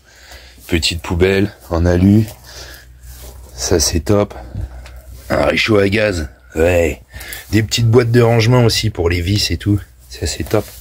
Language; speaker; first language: French; native; French